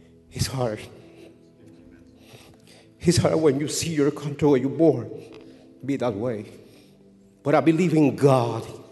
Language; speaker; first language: English; non-native, fluent; Spanish